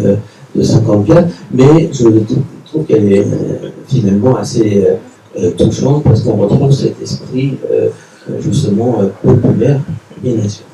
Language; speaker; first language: French; native; French